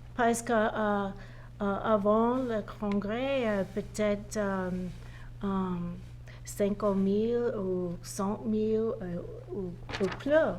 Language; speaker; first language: French; non-native, learner; English